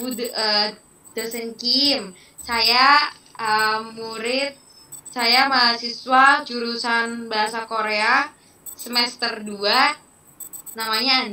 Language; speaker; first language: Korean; non-native, learner; Indonesian